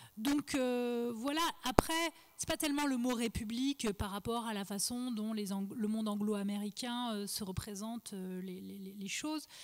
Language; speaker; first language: French; non-native, local second language; Arabic